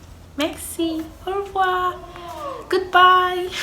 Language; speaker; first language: French; non-native, fluent; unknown